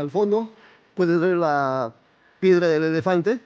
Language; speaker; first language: Spanish; native; Spanish